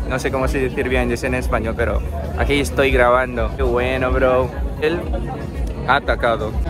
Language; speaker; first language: Spanish; non-native, learner; Filipino